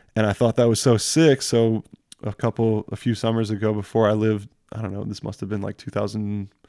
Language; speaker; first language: English; early bilingual, other home language; French